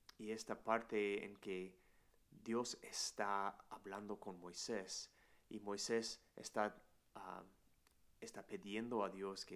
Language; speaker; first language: Spanish; non-native, fluent; English